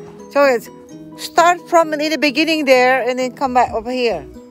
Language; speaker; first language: English; non-native, learner; Indonesian